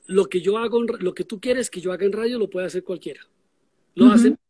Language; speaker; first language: Spanish; native; Spanish